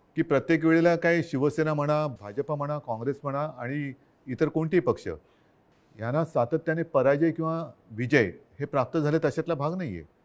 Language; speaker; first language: Marathi; native; Marathi